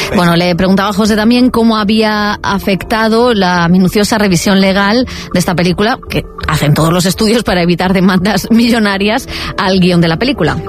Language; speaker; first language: Spanish; native; Spanish